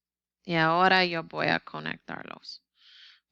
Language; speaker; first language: Spanish; non-native, learner; English